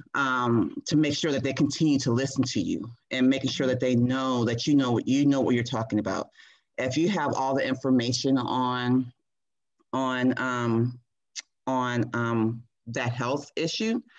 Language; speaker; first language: English; native; English